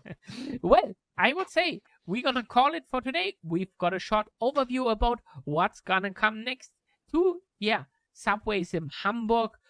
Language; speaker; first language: English; non-native, fluent; German